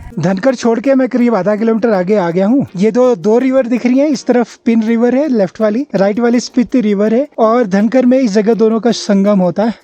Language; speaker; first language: Hindi; native; Hindi